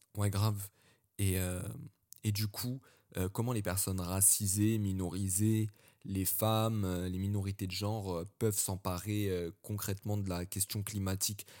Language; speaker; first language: French; early bilingual, other home language; Arabic